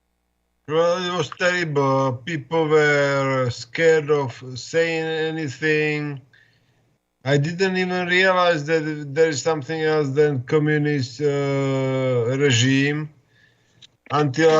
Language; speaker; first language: English; non-native, fluent; Slovak